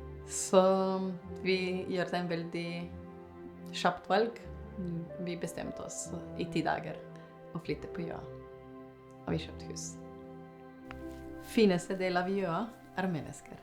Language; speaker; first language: Norwegian; non-native, fluent; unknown